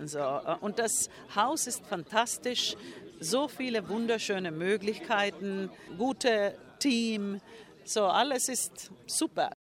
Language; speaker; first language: German; non-native, fluent; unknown